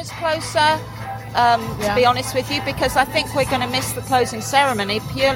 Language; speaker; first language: English; native; English